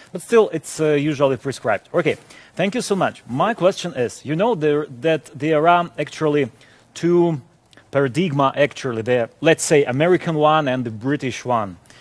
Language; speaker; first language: English; non-native, fluent; Ukrainian